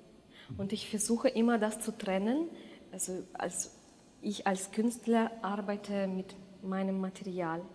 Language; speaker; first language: German; non-native, fluent; Russian